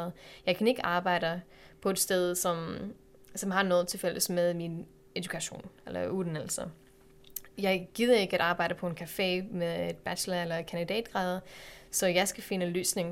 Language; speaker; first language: Danish; non-native, fluent; English